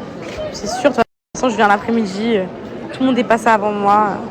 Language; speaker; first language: French; native; French